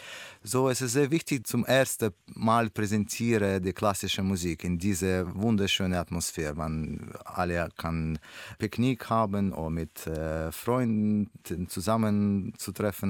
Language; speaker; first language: German; non-native, learner; Russian